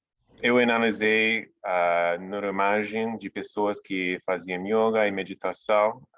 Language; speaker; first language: Portuguese; non-native, fluent; English